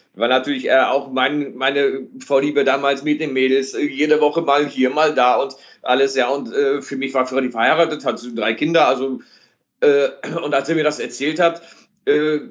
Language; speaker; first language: German; native; German